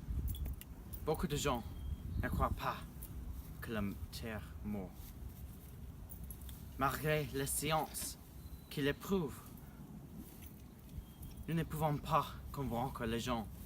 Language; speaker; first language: French; non-native, learner; English